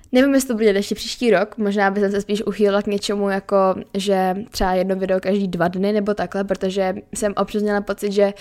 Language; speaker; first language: Czech; native; Czech